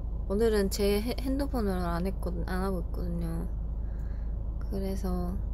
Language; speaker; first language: Korean; non-native, fluent; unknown